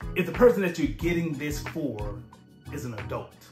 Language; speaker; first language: English; native; English